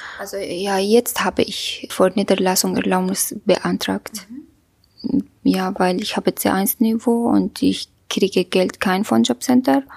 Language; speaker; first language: German; non-native, learner; Kurdish